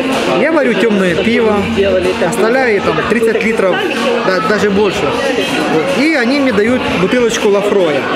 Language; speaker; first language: Russian; native; Russian